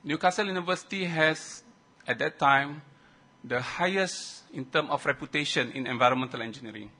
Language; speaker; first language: English; non-native, local second language; Malay